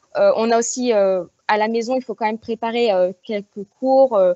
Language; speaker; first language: French; native; French